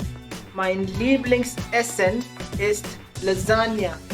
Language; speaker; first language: German; non-native, fluent; Marathi